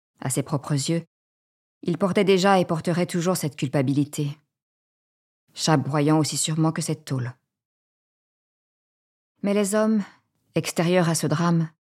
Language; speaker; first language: French; native; French